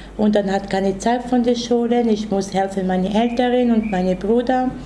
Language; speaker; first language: German; non-native, learner; Romany